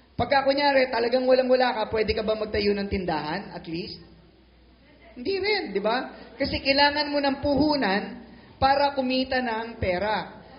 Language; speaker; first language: Filipino; native; Filipino